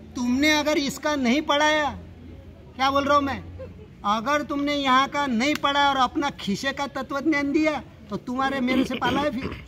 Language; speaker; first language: Hindi; non-native, local second language; Marathi